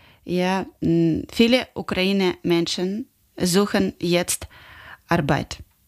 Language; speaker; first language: German; non-native, learner; Ukrainian